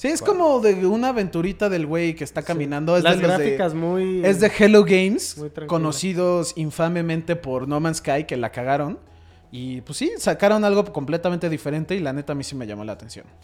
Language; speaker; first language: Spanish; native; Spanish